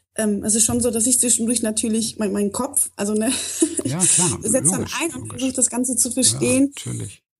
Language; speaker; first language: German; native; German